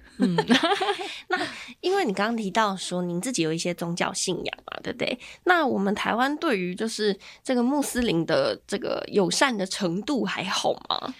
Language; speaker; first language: Chinese; native; Chinese